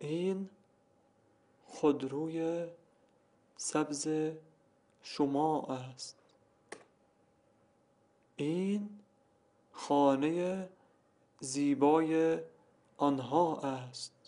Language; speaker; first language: Persian; non-native, learner; Arabic